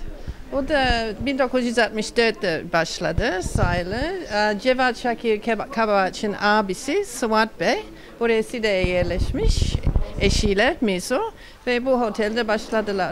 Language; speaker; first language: Turkish; non-native, fluent; English